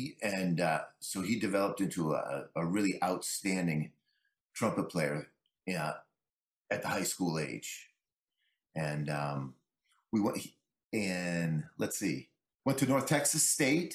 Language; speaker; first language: English; native; English